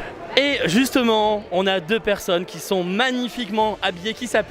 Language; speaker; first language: French; native; French